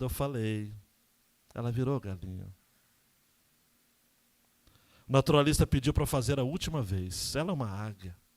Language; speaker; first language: Portuguese; native; Portuguese